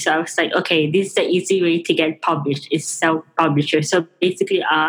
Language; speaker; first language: English; non-native, local second language; Filipino